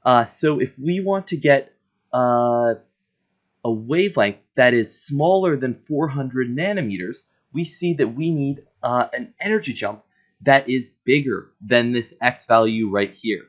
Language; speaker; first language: English; native; English